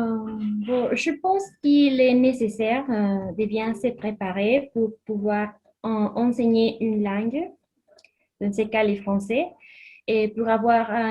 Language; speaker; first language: French; non-native, learner; Spanish